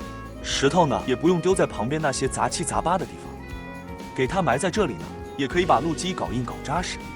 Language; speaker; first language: Chinese; native; Chinese